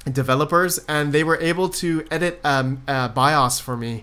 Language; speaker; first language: English; native; English